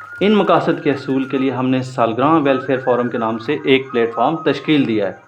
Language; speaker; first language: Urdu; non-native, local second language; Punjabi